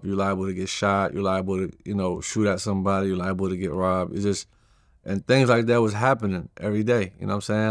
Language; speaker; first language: English; native; English